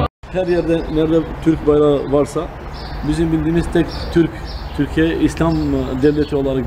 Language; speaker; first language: Turkish; non-native, local second language; Albanian